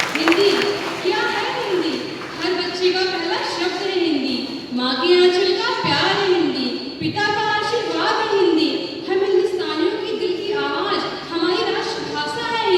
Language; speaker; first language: Hindi; native; Hindi